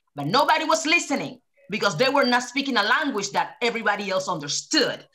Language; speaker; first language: English; early bilingual, other home language; Spanish